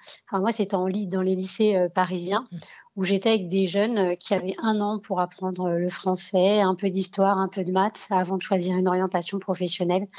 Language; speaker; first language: French; early bilingual, other home language; Arabic